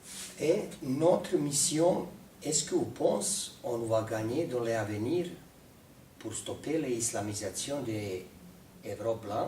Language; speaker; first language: French; non-native, learner; Serbian